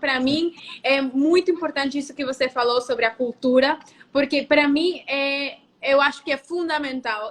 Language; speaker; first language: Portuguese; non-native, fluent; Spanish